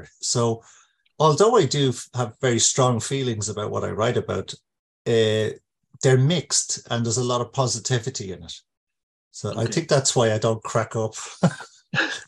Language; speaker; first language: English; native; English